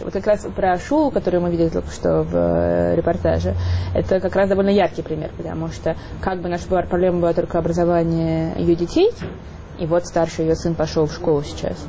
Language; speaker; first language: Russian; native; Russian